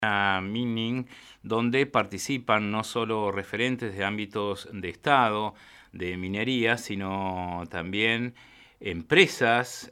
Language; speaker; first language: Spanish; native; Spanish